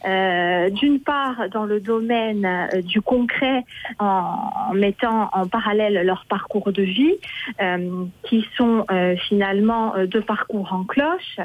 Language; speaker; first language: French; native; French